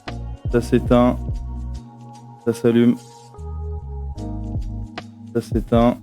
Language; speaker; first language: French; native; French